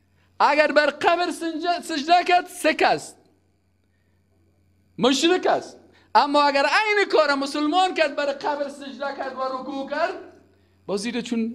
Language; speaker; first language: Persian; native; Persian